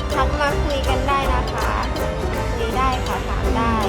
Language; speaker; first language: Thai; native; Thai